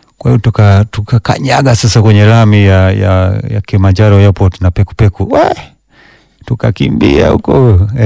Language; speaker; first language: Swahili; early bilingual, other home language; Danish